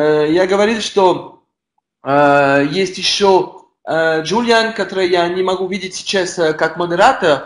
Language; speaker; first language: Russian; non-native, learner; French